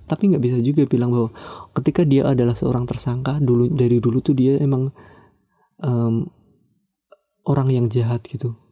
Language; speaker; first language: Indonesian; non-native, local second language; Javanese